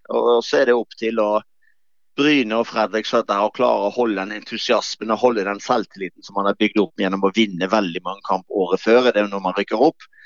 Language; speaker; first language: Norwegian; native; Norwegian